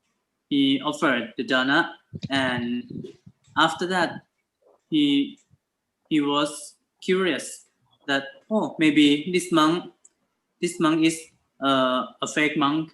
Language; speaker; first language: English; non-native, learner; Thai